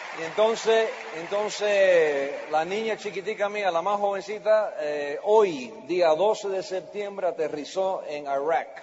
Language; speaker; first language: Spanish; early bilingual, heritage; Spanish